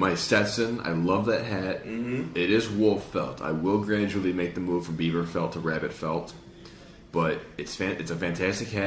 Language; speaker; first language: English; native; English